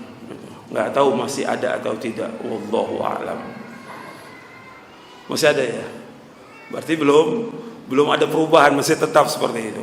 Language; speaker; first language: Indonesian; native; Indonesian